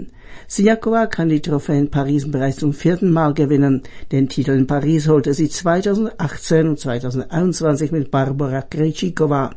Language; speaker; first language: German; native; German